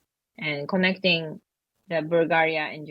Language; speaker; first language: English; non-native, learner; Japanese